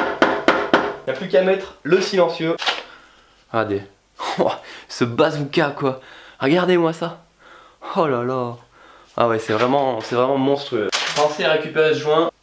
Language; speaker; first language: French; native; French